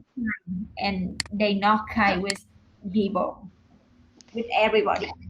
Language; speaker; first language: English; non-native, learner; Vietnamese